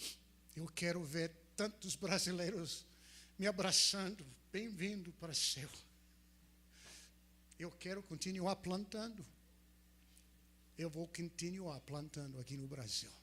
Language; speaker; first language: Portuguese; non-native, fluent; English